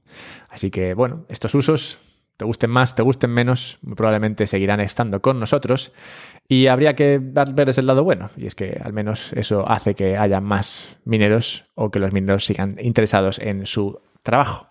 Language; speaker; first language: Spanish; native; Spanish